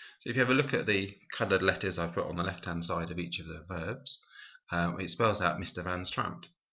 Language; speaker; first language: English; native; English